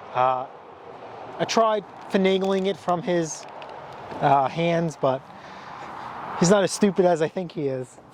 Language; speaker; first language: English; native; English